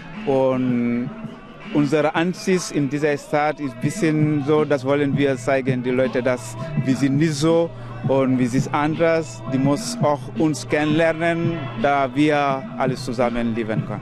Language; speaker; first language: German; non-native, learner; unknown